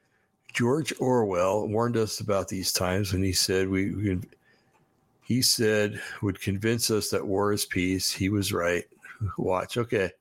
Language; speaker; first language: English; native; English